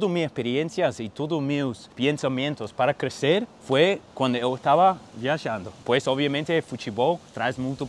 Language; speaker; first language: Portuguese; non-native, fluent; English